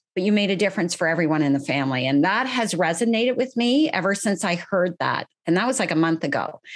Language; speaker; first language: English; native; English